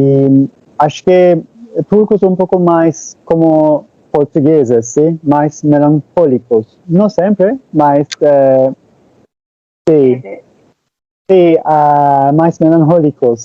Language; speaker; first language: Portuguese; non-native, learner; Turkish